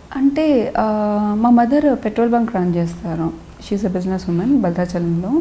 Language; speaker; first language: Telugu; non-native, local second language; Lambadi